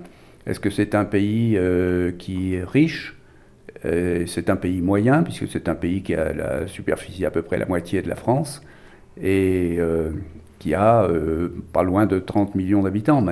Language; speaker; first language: French; native; French